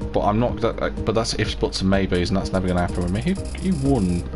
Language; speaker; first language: English; native; English